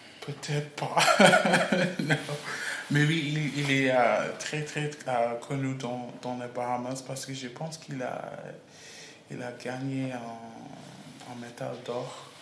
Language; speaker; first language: French; non-native, learner; English